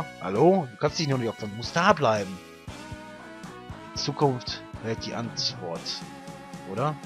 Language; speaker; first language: German; native; German